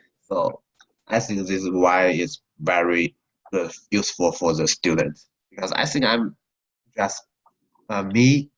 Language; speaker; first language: English; non-native, learner; Chinese